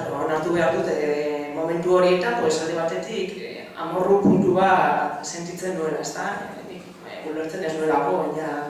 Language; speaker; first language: Basque; non-native, local second language; Spanish